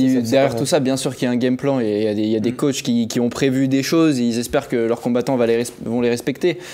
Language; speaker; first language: French; native; French